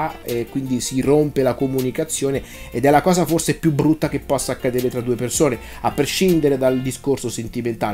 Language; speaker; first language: Italian; native; Italian